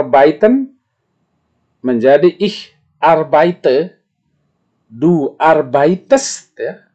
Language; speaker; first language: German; non-native, fluent; Indonesian